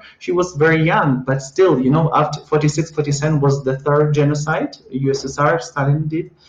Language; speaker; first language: English; non-native, fluent; Ukrainian